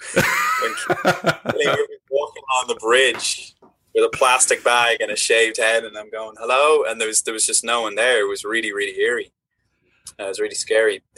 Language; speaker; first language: English; native; English